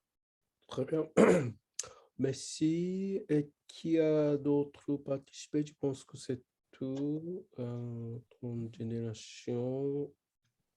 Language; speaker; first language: French; non-native, learner; Japanese